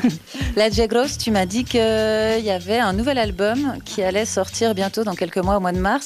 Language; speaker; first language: French; native; French